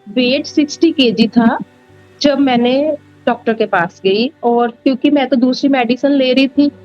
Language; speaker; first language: Hindi; non-native, local second language; Punjabi